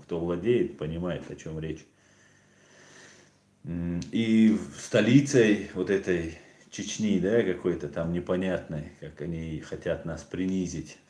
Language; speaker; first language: Russian; non-native, local second language; Chechen